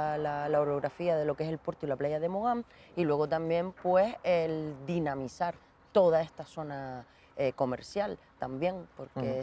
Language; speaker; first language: Spanish; native; Spanish